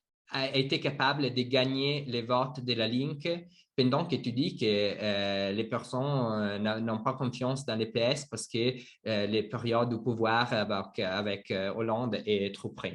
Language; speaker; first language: French; non-native, learner; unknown